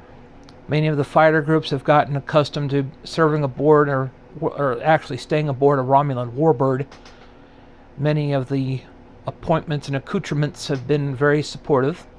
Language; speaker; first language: English; native; English